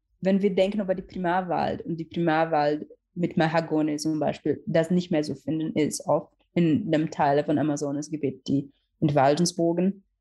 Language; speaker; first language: German; non-native, learner; Portuguese